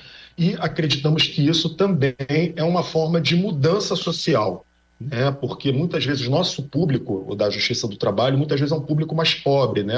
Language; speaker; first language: Portuguese; native; Portuguese